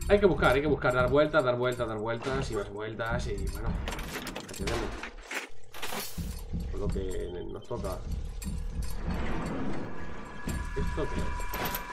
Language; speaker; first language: Spanish; native; Spanish